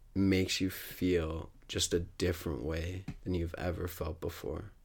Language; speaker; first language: English; native; English